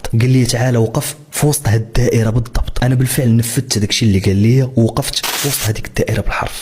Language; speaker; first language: Arabic; native; Arabic